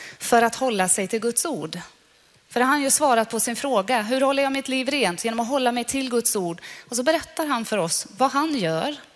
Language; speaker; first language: Swedish; non-native, fluent; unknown